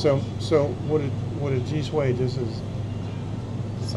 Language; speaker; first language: Chinese; non-native, fluent; English